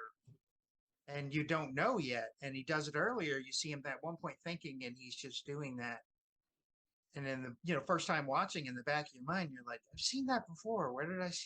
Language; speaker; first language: English; native; English